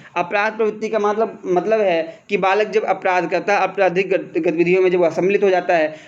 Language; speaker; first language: Hindi; native; Hindi